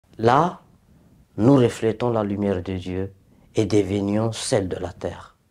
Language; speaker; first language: French; native; French